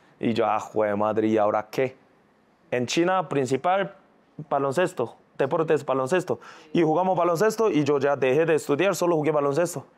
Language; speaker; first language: Spanish; non-native, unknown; Korean